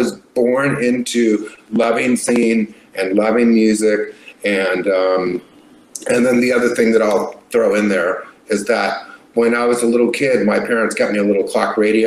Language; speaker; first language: English; native; English